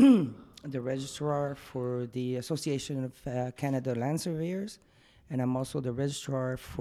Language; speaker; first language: English; non-native, fluent; French